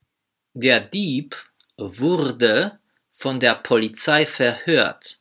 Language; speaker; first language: German; non-native, fluent; Polish